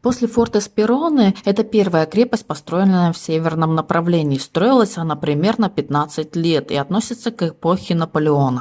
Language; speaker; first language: Russian; native; Russian